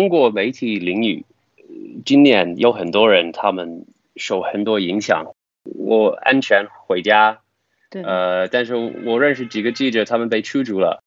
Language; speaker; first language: Chinese; non-native, fluent; English